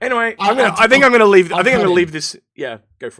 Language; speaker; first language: English; native; English